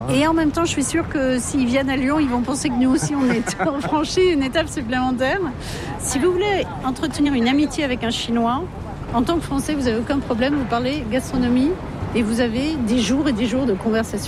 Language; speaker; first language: French; native; French